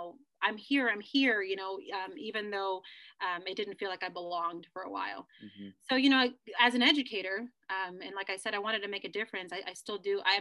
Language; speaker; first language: English; early bilingual, other home language; Spanish